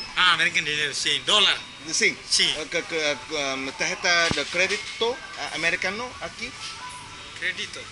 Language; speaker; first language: Spanish; non-native, learner; Vietnamese